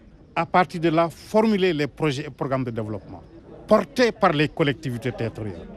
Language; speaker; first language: French; non-native, local second language; Wolof